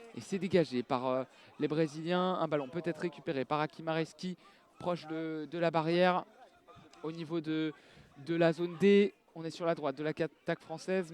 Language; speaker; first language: French; native; French